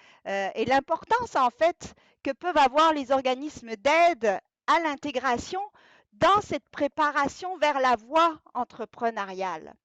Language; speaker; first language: French; native; French